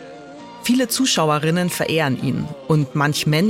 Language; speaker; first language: German; native; German